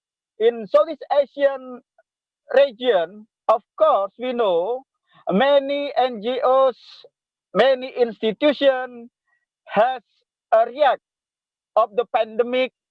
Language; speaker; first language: English; non-native, local second language; Indonesian